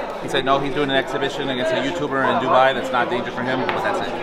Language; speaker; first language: English; early bilingual, other home language; Spanish